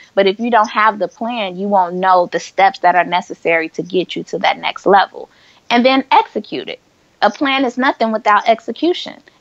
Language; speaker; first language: English; native; English